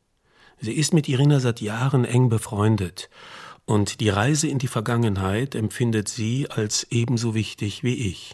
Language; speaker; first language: German; native; German